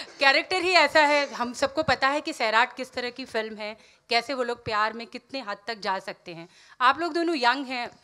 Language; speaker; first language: Hindi; native; Hindi